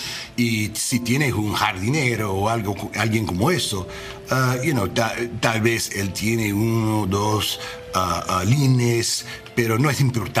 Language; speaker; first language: Spanish; non-native, learner; English